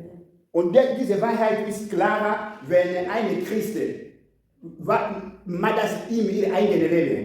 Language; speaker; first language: German; non-native, learner; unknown